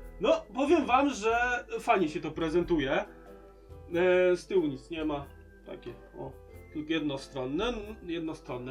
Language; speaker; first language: Polish; native; Polish